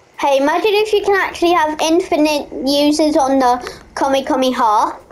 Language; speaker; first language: English; native; English